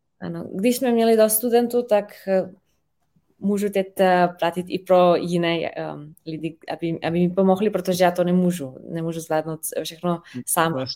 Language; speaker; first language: Czech; non-native, fluent; Slovenian